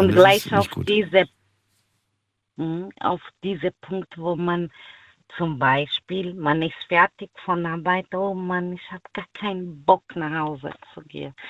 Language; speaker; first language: German; non-native, learner; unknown